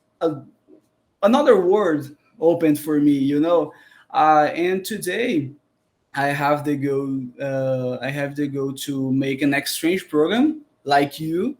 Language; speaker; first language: English; non-native, learner; Portuguese